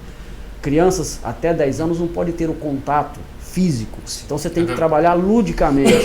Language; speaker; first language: Portuguese; native; Portuguese